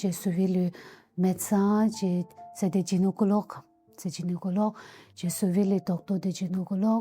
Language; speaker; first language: French; non-native, learner; Tibetan